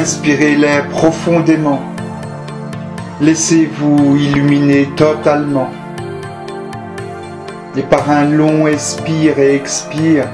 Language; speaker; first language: French; native; French